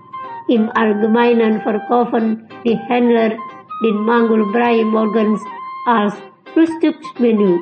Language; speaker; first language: German; non-native, learner; Indonesian